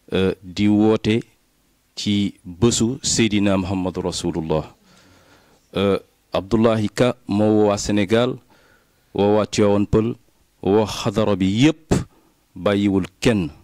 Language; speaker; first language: Wolof; native; Wolof